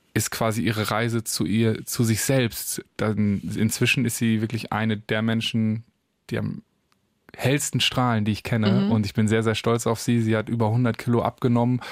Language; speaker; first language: German; native; German